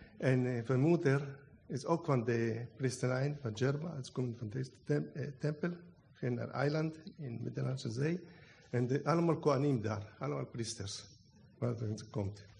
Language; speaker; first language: Dutch; non-native, learner; Hebrew